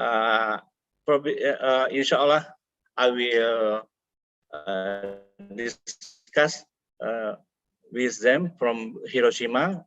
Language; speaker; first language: English; non-native, fluent; Indonesian